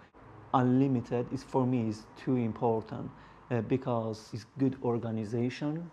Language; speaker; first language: English; non-native, learner; Persian